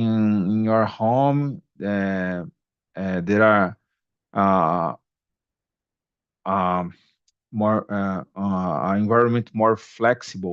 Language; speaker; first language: English; non-native, learner; Portuguese